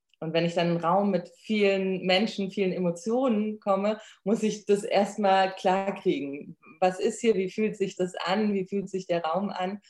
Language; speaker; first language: German; early bilingual, other home language; Polish